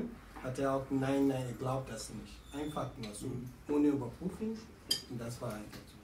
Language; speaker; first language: German; non-native, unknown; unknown